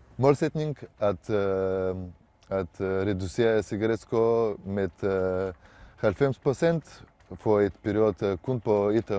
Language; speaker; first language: Danish; non-native, learner; Bulgarian